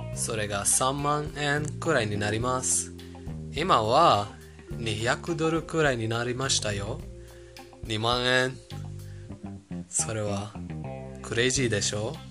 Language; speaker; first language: Japanese; non-native, fluent; Persian